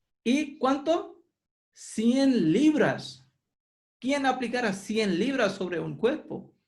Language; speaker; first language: Spanish; non-native, fluent; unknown